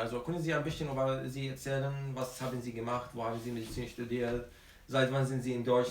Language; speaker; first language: German; non-native, fluent; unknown